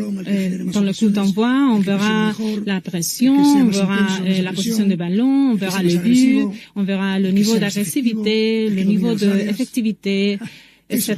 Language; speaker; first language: French; non-native, fluent; Spanish